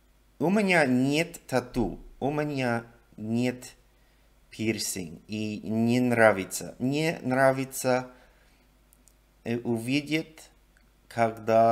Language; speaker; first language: Russian; non-native, learner; English